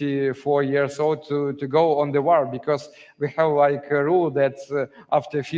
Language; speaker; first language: English; non-native, learner; Ukrainian